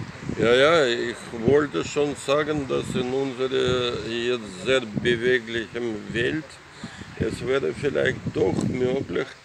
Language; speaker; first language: German; non-native, fluent; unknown